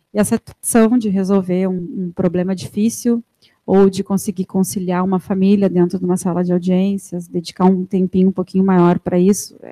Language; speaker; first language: Portuguese; native; Portuguese